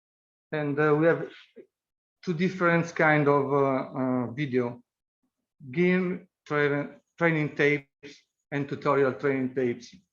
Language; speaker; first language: English; non-native, fluent; Italian